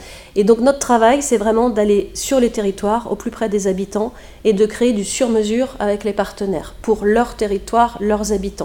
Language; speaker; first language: French; native; French